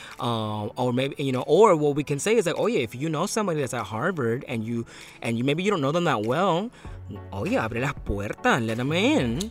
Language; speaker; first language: English; early bilingual, other home language; Spanish